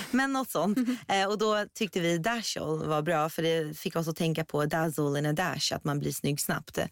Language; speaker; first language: Swedish; early bilingual, other home language; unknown